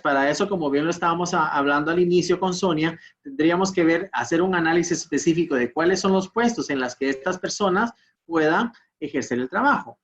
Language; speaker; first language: Spanish; native; Spanish